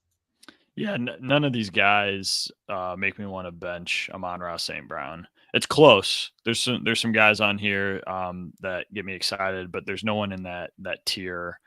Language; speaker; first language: English; native; English